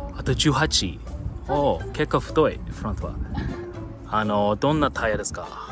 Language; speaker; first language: Japanese; non-native, fluent; English